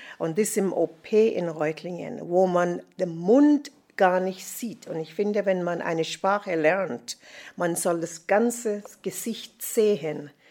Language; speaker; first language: German; non-native, fluent; English